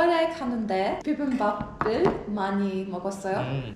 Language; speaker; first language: Korean; non-native, learner; English